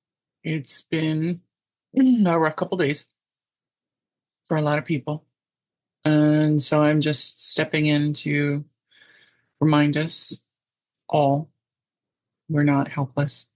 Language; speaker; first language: English; native; English